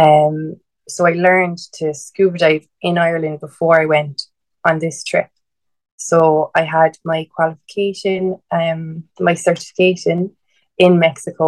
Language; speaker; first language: English; native; English